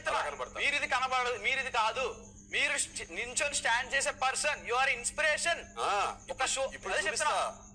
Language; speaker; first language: Telugu; native; Telugu